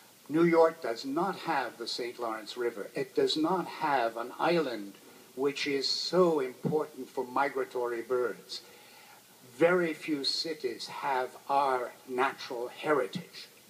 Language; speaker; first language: English; native; English